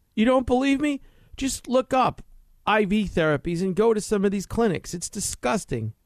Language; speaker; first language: English; native; English